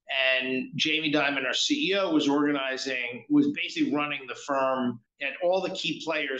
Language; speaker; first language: English; native; English